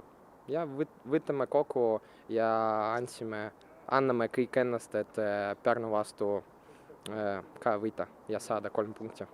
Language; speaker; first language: Estonian; non-native, local second language; Russian